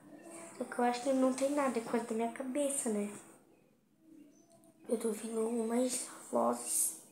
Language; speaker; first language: Portuguese; native; Portuguese